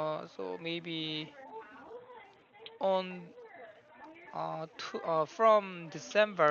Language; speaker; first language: English; non-native, learner; Korean